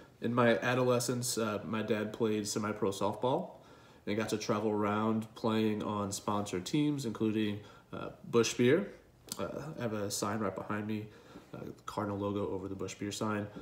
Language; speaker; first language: English; native; English